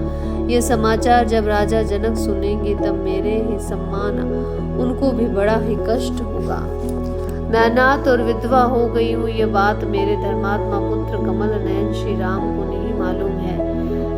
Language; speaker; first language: Hindi; native; Hindi